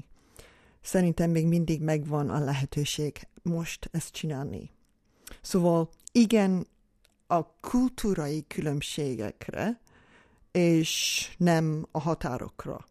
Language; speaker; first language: Hungarian; non-native, fluent; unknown